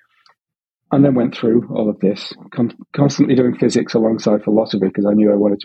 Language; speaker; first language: English; native; English